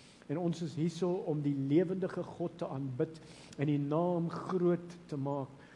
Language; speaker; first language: Afrikaans; early bilingual, heritage; Afrikaans